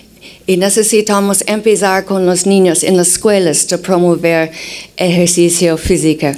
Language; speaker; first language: Spanish; non-native, fluent; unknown